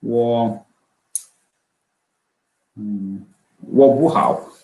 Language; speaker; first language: Chinese; non-native, learner; Swedish